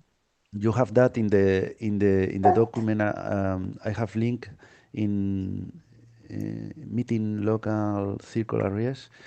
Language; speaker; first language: English; non-native, fluent; Spanish